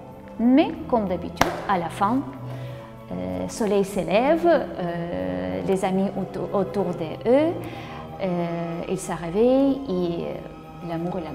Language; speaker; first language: French; non-native, learner; Russian